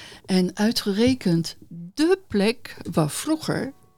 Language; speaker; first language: Dutch; non-native, fluent; French